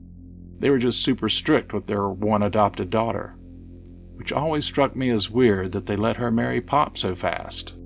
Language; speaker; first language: English; native; English